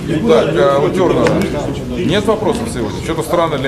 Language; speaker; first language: Russian; native; Russian